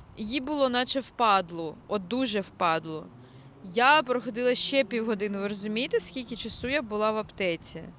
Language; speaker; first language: Ukrainian; non-native, local second language; Russian